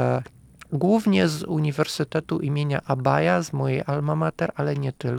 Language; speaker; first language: Polish; non-native, fluent; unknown